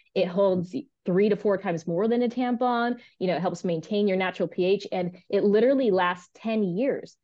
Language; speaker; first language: English; early bilingual, other home language; Spanish